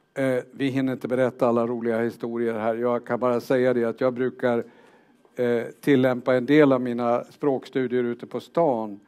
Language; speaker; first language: Swedish; native; Swedish